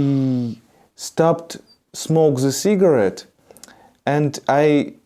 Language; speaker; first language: English; non-native, learner; Russian